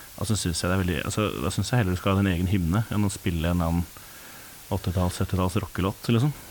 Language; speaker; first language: Norwegian; native; Norwegian